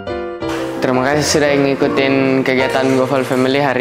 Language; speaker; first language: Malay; early bilingual, heritage; Malay